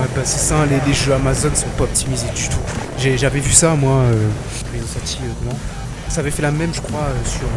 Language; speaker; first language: French; native; French